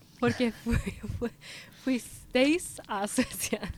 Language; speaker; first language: Spanish; non-native, learner; Swedish